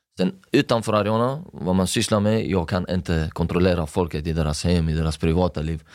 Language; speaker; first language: Swedish; non-native, fluent; Persian